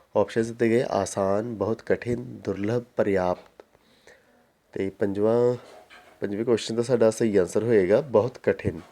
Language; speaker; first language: Hindi; non-native, local second language; Punjabi